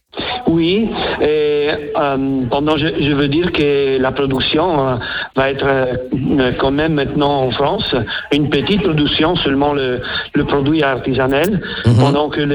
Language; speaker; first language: French; non-native, fluent; Italian